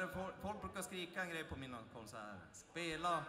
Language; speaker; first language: Swedish; native; Swedish